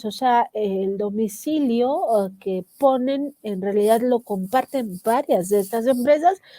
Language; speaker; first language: Spanish; native; Spanish